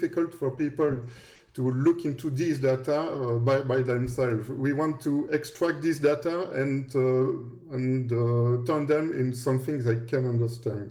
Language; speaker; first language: English; non-native, fluent; French